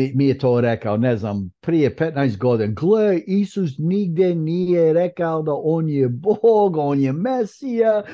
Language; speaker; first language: Croatian; early bilingual, heritage; Croatian